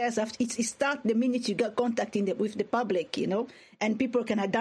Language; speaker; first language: English; non-native, fluent; Swahili